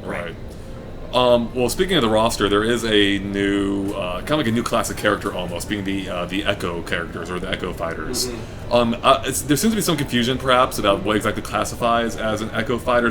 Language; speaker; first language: English; native; English